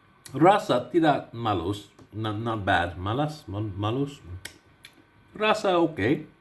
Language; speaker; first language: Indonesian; non-native, learner; English